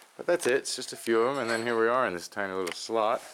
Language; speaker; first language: English; native; English